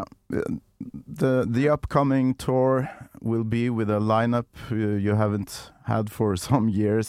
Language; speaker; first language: English; non-native, fluent; Norwegian